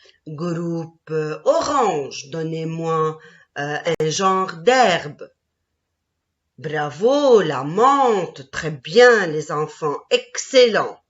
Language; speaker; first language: French; non-native, local second language; Arabic